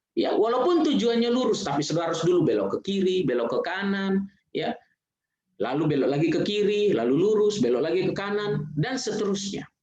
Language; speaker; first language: Indonesian; native; Indonesian